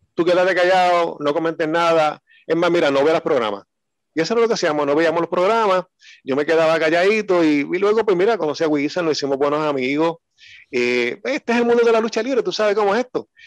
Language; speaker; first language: Spanish; native; Spanish